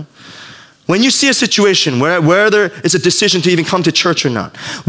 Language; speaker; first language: English; native; English